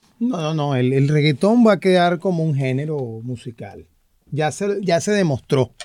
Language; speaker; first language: Spanish; native; Spanish